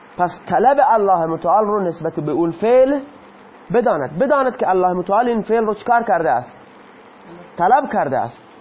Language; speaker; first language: Persian; native; Persian